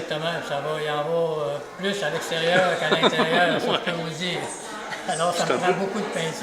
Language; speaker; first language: French; native; French